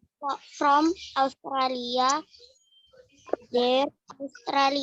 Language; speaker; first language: English; non-native, learner; Indonesian